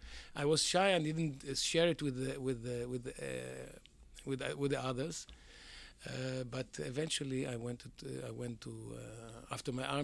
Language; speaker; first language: English; non-native, fluent; Arabic